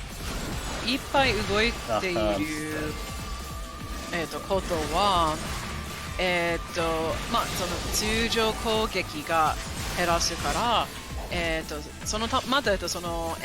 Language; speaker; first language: Japanese; non-native, fluent; English